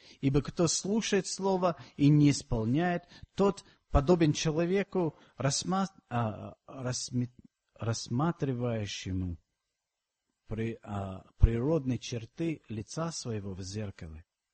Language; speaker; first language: Russian; non-native, fluent; English